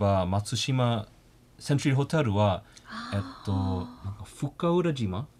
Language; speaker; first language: Japanese; non-native, fluent; English